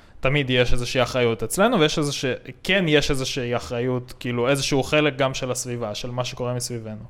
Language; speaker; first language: Hebrew; native; Hebrew